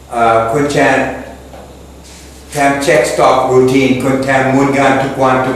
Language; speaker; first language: Thai; non-native, learner; English